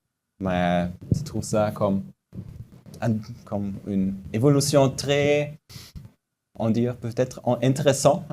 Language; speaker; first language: French; non-native, fluent; German